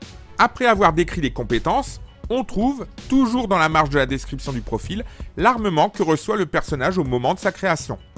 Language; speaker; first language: French; native; French